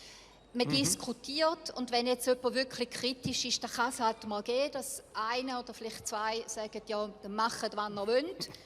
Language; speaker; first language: German; native; German